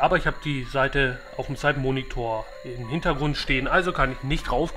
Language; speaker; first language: German; native; German